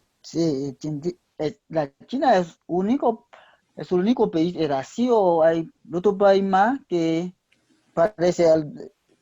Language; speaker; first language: Spanish; non-native, learner; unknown